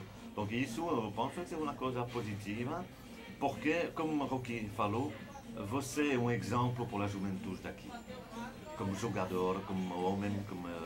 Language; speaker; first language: Portuguese; non-native, learner; French